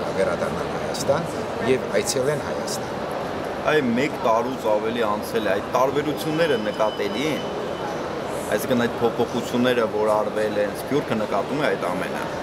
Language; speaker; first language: Armenian; native; Armenian